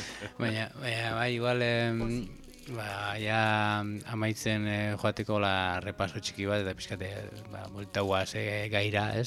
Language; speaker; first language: Basque; native; Basque